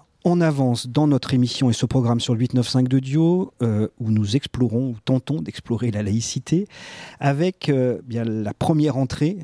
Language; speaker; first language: French; native; French